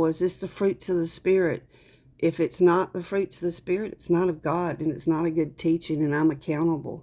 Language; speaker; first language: English; native; English